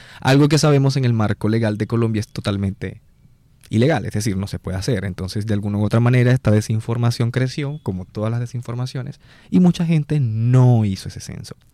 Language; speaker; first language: Spanish; native; Spanish